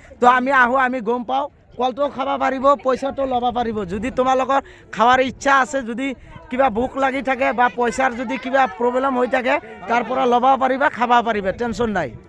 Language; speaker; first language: Assamese; non-native, local second language; Bangla